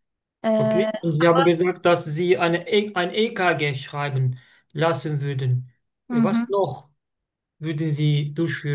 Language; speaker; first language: German; non-native, learner; Turkish